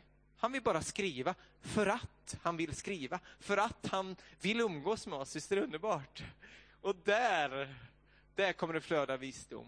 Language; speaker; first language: Swedish; native; Swedish